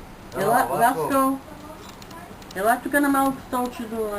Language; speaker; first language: Bulgarian; native; Bulgarian